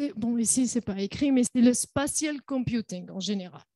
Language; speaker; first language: French; non-native, local second language; Arabic